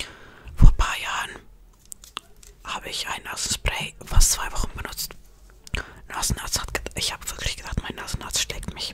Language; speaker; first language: German; non-native, fluent; Estonian